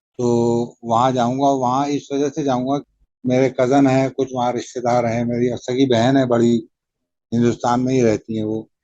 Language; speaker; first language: Urdu; native; Urdu